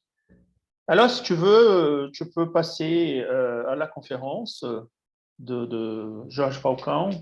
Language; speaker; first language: French; non-native, fluent; Portuguese